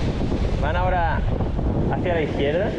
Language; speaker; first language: Spanish; native; Spanish